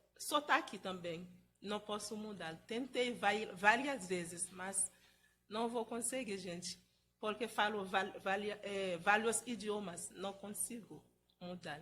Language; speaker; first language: Portuguese; non-native, fluent; Haitian Creole